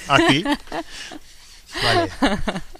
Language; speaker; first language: Spanish; non-native, learner; English